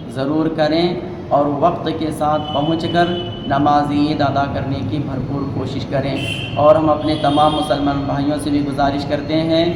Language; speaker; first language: Urdu; native; Urdu